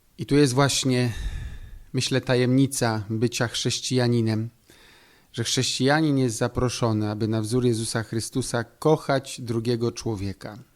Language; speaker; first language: Polish; native; Polish